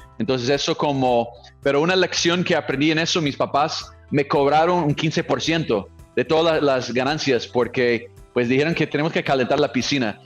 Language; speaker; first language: Spanish; non-native, fluent; English